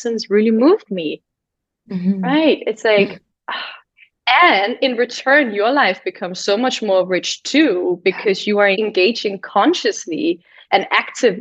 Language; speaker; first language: English; non-native, fluent; Danish